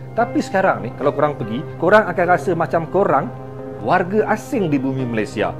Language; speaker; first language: Malay; native; Malay